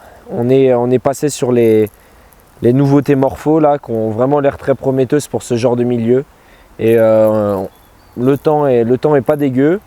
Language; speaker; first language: French; native; French